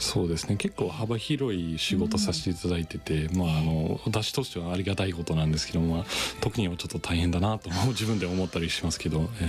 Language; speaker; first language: Japanese; non-native, fluent; English